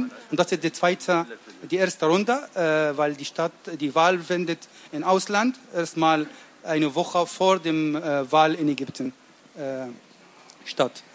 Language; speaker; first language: German; non-native, learner; Arabic